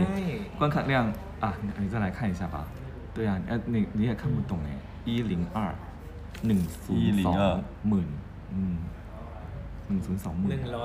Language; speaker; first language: Chinese; non-native, fluent; Thai